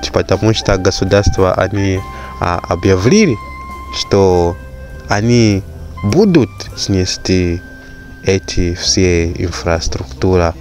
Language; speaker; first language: Russian; non-native, fluent; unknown